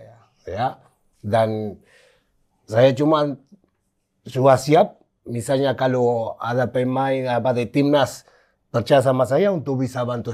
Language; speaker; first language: Indonesian; non-native, fluent; Spanish